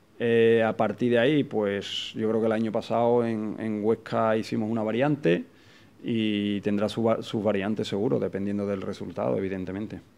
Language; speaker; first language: Spanish; native; Spanish